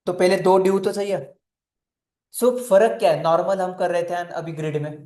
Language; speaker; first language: Hindi; non-native, local second language; Marathi